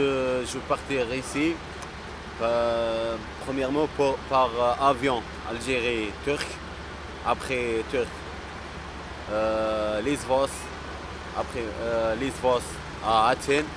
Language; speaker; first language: French; non-native, local second language; Arabic